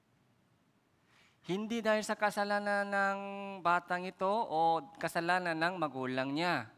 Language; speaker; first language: Filipino; non-native, fluent; Korean